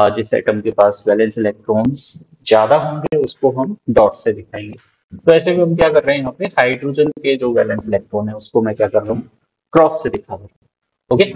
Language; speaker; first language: Hindi; native; Hindi